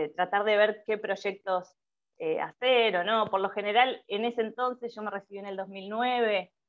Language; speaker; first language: Spanish; native; Spanish